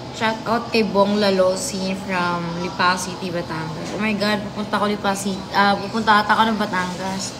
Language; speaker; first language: Filipino; non-native, local second language; Cebuano